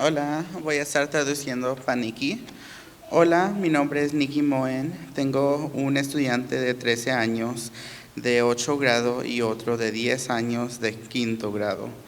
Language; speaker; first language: Spanish; early bilingual, heritage; Spanish